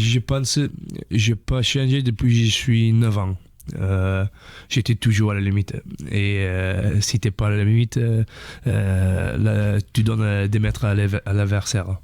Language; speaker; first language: French; non-native, fluent; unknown